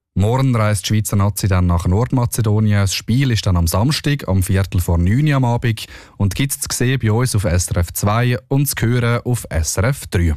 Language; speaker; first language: German; native; German